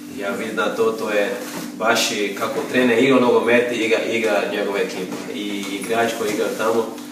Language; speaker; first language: Croatian; non-native, learner; Portuguese